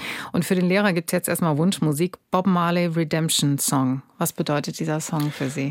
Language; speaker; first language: German; native; German